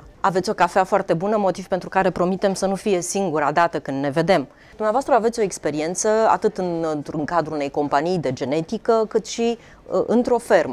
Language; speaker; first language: Romanian; native; Romanian